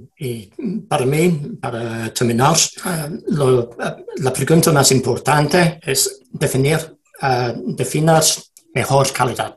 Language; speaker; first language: Spanish; non-native, learner; English